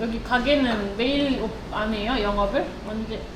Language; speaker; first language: Korean; non-native, fluent; Japanese